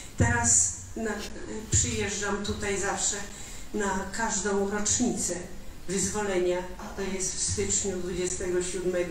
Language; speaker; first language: Polish; early bilingual, other home language; Russian